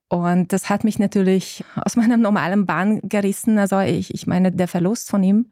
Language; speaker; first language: German; non-native, fluent; Hungarian